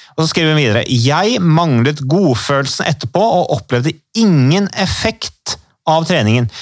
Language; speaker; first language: Norwegian; native; Norwegian